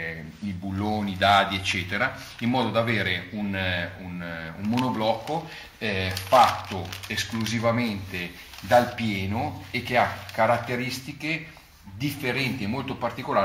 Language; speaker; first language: Italian; native; Italian